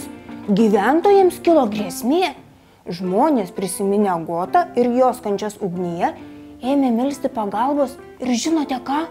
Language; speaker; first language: Lithuanian; native; Lithuanian